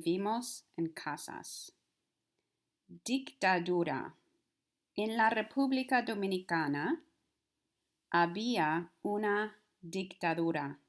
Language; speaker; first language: Spanish; non-native, fluent; English